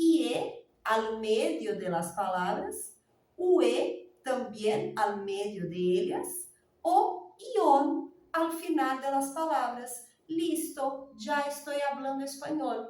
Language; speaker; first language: Spanish; non-native, fluent; Portuguese